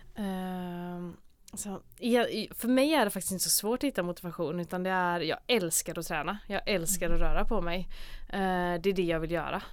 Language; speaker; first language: Swedish; native; Swedish